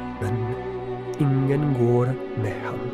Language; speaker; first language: Norwegian; non-native, fluent; Polish